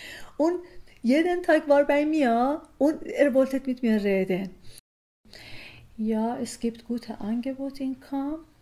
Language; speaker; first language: German; non-native, learner; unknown